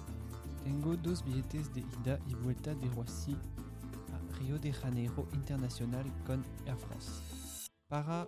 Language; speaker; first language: Spanish; non-native, learner; French